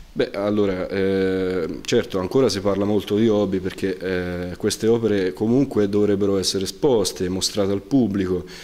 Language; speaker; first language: Italian; native; Italian